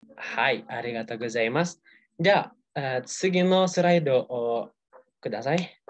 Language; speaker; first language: Japanese; non-native, learner; Indonesian